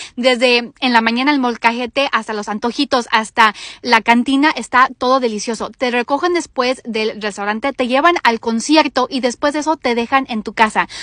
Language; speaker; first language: Spanish; early bilingual, heritage; Spanish